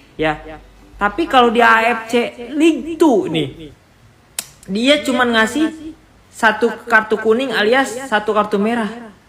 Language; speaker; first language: Indonesian; native; Indonesian